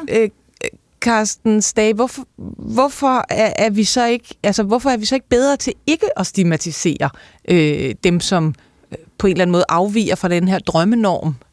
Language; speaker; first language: Danish; native; Danish